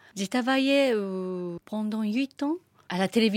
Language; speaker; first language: French; non-native, learner; Japanese